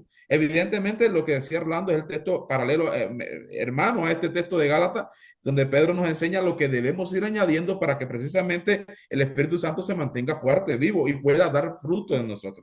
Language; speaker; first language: Spanish; native; Spanish